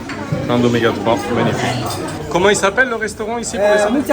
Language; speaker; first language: French; native; French